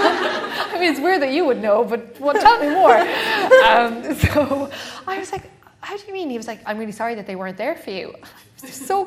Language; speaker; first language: English; native; English